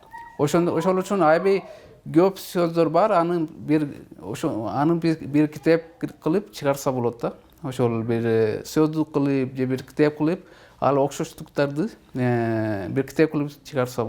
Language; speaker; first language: Kyrgyz; non-native, fluent; Urdu